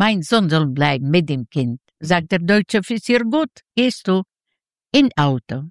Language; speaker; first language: German; non-native, learner; Yiddish